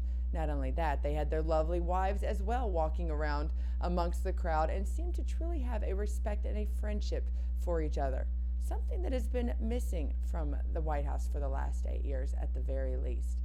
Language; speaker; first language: English; native; English